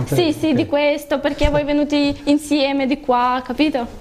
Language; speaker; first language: Italian; non-native, learner; Russian